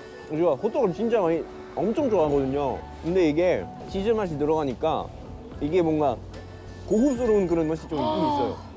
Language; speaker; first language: Korean; non-native, fluent; French